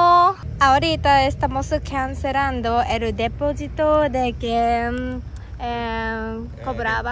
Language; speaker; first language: Spanish; non-native, learner; Japanese